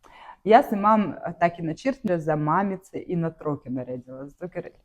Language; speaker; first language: Slovenian; non-native, learner; Russian